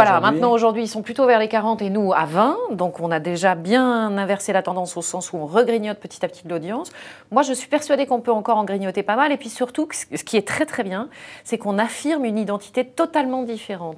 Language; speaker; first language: French; native; French